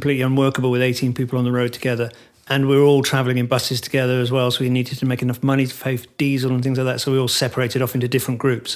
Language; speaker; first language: English; native; English